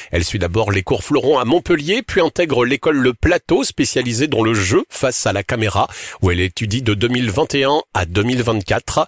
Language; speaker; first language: French; native; French